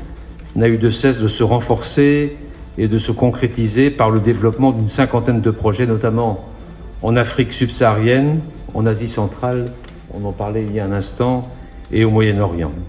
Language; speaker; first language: French; native; French